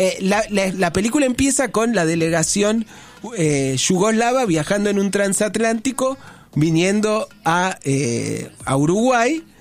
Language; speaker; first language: Spanish; native; Spanish